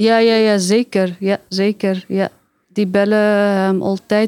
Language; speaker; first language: Dutch; non-native, learner; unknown